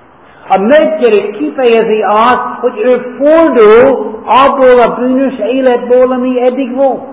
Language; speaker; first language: Hungarian; non-native, learner; English